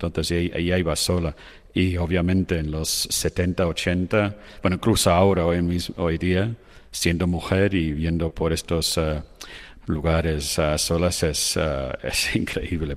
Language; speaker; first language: Spanish; non-native, fluent; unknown